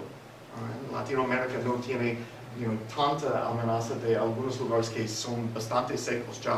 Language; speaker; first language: Spanish; non-native, fluent; English